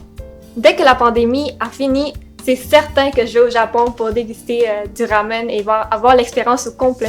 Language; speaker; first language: French; native; French